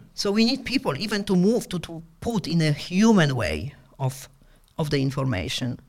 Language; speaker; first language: English; non-native, fluent; Polish